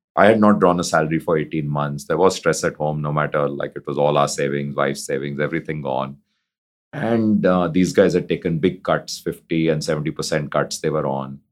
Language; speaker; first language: English; non-native, local second language; Hindi